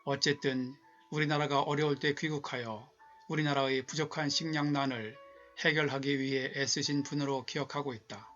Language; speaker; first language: Korean; native; Korean